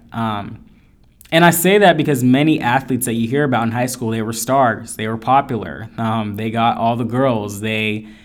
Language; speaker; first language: English; native; English